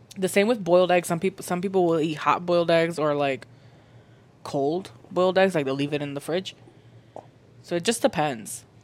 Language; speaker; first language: English; native; English